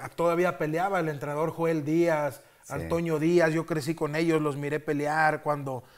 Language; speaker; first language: Spanish; early bilingual, heritage; Spanish